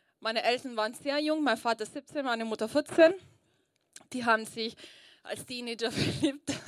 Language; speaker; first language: German; early bilingual, other home language; Italian